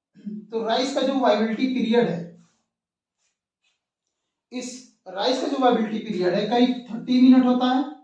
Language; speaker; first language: Hindi; native; Hindi